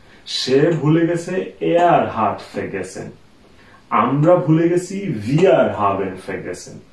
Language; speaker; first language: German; non-native, fluent; Bangla